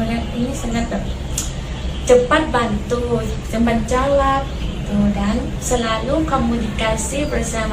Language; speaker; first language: Indonesian; non-native, learner; Thai